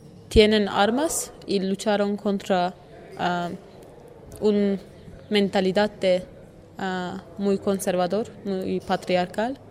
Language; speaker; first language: Spanish; non-native, learner; Kurdish